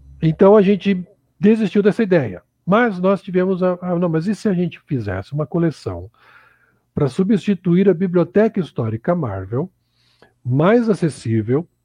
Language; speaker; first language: Portuguese; native; Portuguese